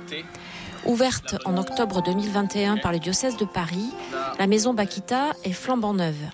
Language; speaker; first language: French; native; French